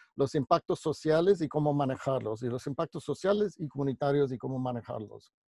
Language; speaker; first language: Spanish; non-native, fluent; English